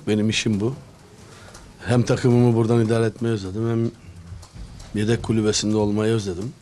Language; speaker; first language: Turkish; native; Turkish